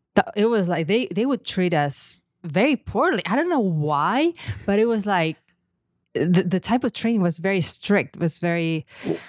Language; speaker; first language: English; non-native, fluent; Catalan